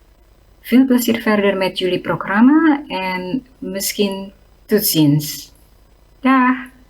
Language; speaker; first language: Dutch; non-native, fluent; Indonesian